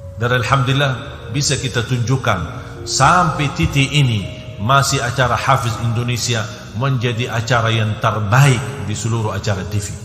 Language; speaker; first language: Indonesian; non-native, fluent; Arabic